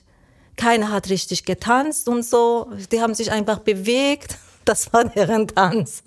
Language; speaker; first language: German; non-native, fluent; Persian